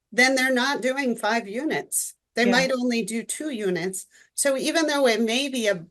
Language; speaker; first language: English; native; English